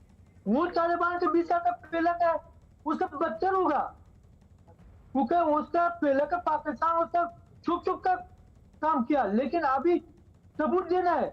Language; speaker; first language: Hindi; non-native, learner; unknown